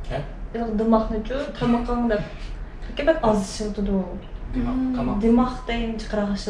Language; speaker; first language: Turkish; non-native, learner; Uyghur